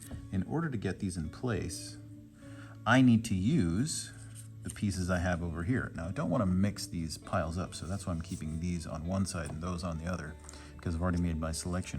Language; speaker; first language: English; native; English